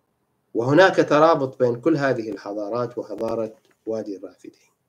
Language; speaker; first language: Arabic; native; Arabic